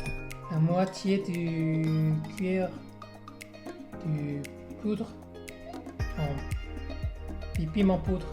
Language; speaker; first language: French; non-native, learner; Korean